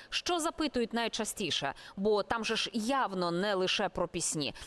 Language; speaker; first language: Ukrainian; native; Ukrainian